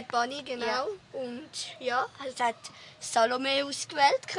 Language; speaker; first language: German; native; German